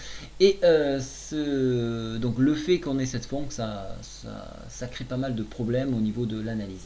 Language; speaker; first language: French; native; French